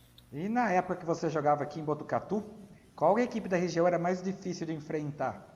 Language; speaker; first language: Portuguese; native; Portuguese